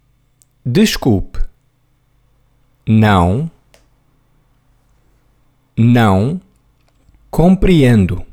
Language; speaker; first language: Portuguese; non-native, learner; English